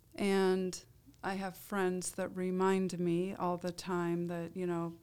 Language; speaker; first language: English; native; English